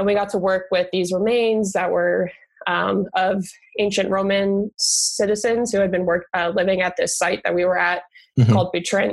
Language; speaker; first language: English; native; English